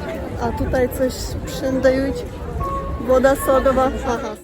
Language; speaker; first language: Polish; non-native, learner; Russian